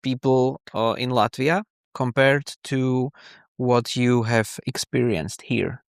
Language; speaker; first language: English; non-native, learner; Slovak